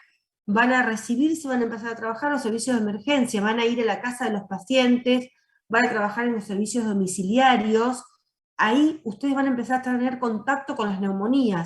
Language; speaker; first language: Spanish; native; Spanish